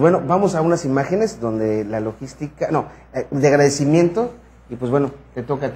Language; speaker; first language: Spanish; native; Spanish